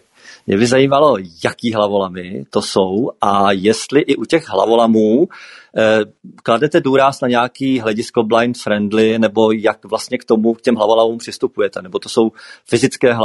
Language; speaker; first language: Czech; native; Czech